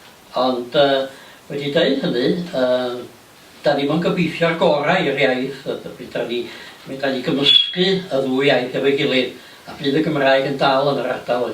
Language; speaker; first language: Welsh; native; Welsh